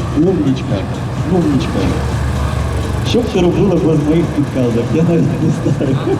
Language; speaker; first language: Ukrainian; non-native, local second language; Russian